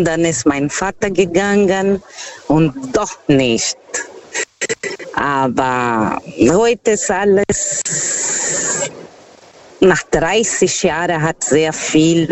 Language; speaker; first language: German; non-native, fluent; Portuguese